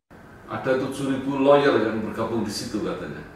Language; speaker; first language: Indonesian; native; Indonesian